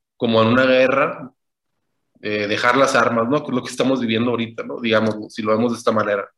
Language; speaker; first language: Spanish; native; Spanish